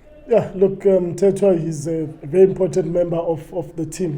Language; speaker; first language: English; non-native, local second language; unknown